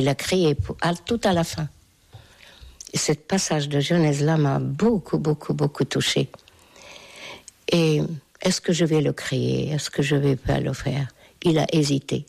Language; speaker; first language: French; non-native, fluent; Hungarian